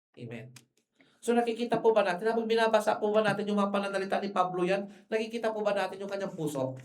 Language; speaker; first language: Filipino; non-native, local second language; Iloko